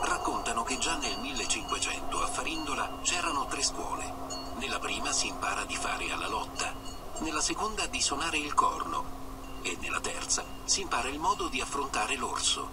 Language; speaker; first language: Italian; native; Italian